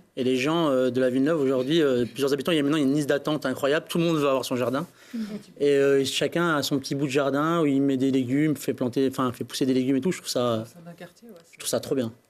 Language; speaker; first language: French; native; French